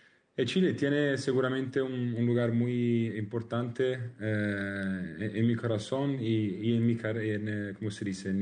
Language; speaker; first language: Spanish; non-native, learner; Italian